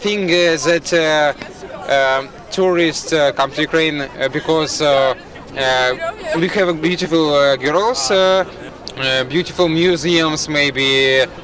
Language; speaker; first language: English; non-native, learner; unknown